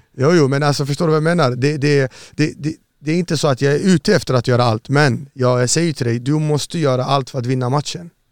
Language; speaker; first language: Swedish; early bilingual, other home language; Arabic